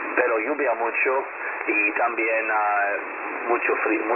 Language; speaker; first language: Spanish; non-native, learner; English